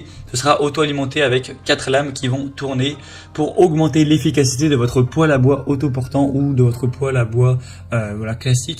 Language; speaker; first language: French; native; French